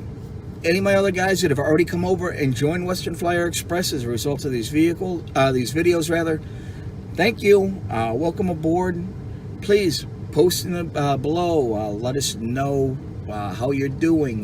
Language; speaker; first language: English; native; English